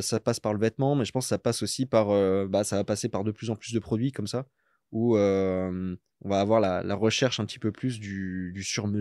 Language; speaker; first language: French; native; French